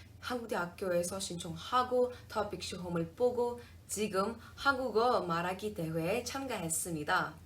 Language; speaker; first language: Korean; non-native, learner; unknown